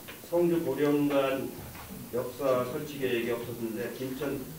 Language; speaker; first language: Korean; native; Korean